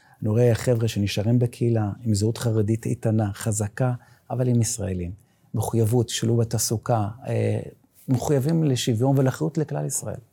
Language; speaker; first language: Hebrew; non-native, local second language; Yiddish